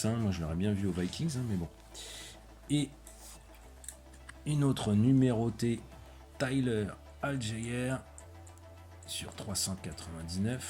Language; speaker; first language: French; native; French